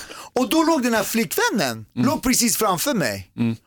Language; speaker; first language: Swedish; early bilingual, other home language; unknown